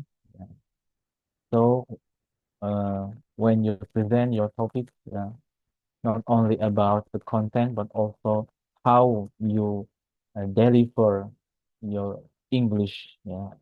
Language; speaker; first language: English; non-native, fluent; Indonesian